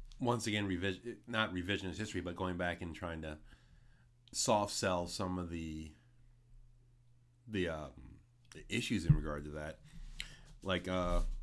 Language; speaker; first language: English; native; English